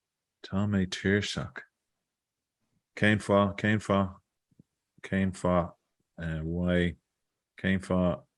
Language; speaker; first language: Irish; non-native, learner; English